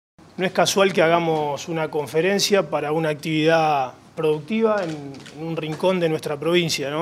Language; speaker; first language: Spanish; native; Spanish